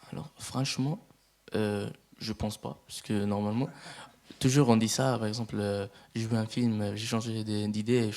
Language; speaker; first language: French; non-native, fluent; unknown